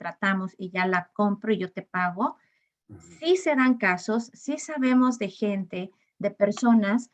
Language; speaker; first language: Spanish; native; Spanish